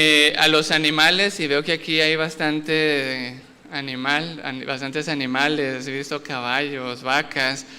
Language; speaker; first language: Spanish; native; Spanish